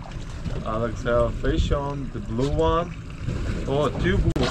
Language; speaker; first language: English; non-native, learner; Russian